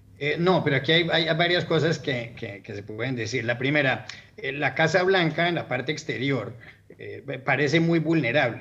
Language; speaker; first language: Spanish; native; Spanish